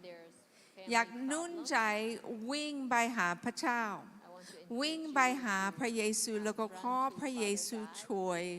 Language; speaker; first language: Thai; non-native, fluent; English